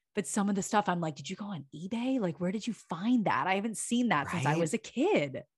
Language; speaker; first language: English; native; English